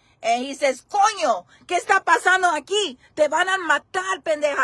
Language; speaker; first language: Spanish; early bilingual, heritage; Spanish